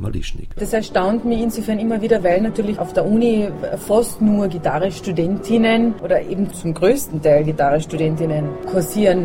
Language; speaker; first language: German; native; German